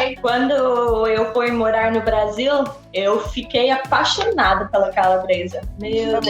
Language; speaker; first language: Portuguese; non-native, fluent; English